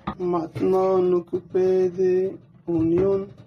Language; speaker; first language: French; non-native, learner; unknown